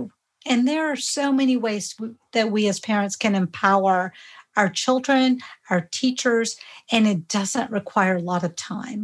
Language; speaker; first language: English; early bilingual, other home language; Hindi